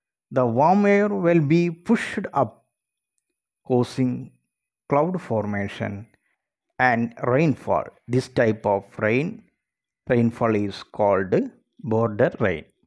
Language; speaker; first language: English; non-native, local second language; Malayalam